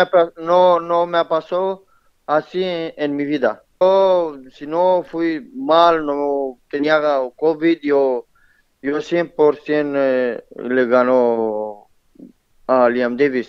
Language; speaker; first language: Spanish; non-native, learner; Romanian